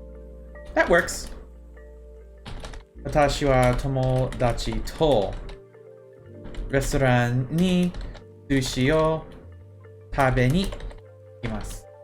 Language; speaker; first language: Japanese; non-native, learner; English